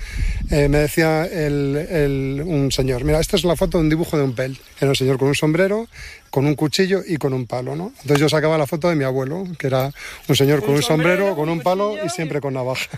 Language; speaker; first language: Spanish; native; Spanish